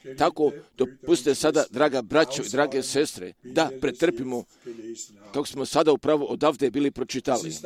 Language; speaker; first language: Croatian; early bilingual, heritage; Croatian